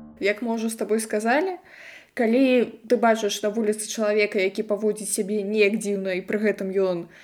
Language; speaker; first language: Belarusian; non-native, local second language; Russian